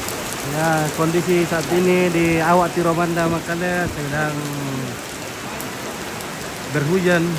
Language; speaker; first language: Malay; non-native, local second language; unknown